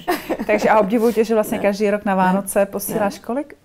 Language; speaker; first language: Czech; native; Czech